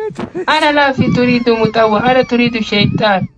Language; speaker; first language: Arabic; non-native, learner; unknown